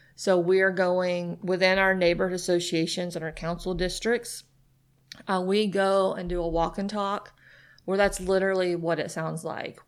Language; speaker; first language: English; native; English